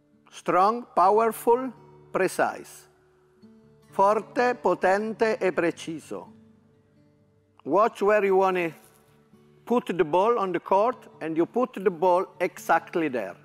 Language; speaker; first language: English; non-native, fluent; Italian